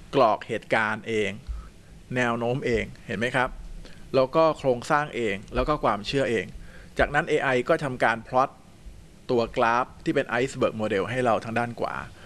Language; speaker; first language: Thai; native; Thai